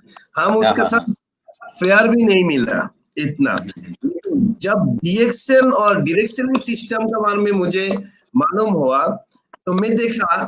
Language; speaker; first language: Hindi; non-native, fluent; Bangla